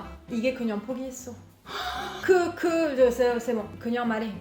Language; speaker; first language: Korean; non-native, learner; French